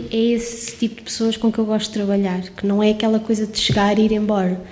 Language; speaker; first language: Portuguese; native; Portuguese